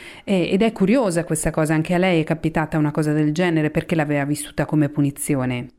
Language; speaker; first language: Italian; native; Italian